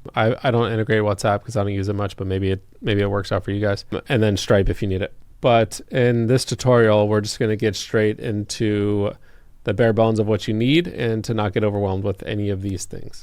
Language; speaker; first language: English; native; English